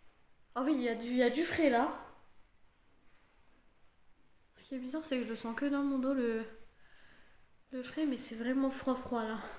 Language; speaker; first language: French; native; French